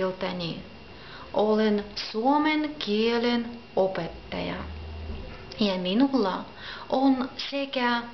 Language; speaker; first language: Finnish; non-native, fluent; Russian